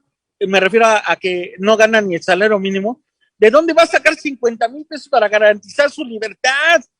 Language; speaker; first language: Spanish; native; Spanish